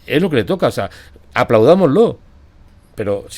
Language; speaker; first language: Spanish; native; Spanish